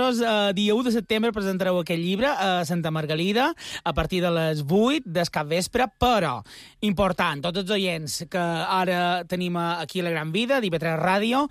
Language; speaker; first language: Catalan; native; Catalan